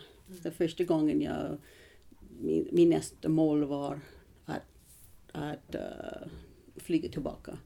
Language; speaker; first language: Swedish; non-native, learner; English